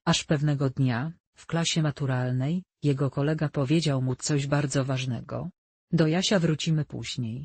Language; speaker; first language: Polish; native; Polish